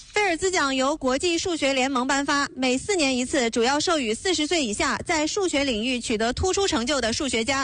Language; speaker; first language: Chinese; native; Chinese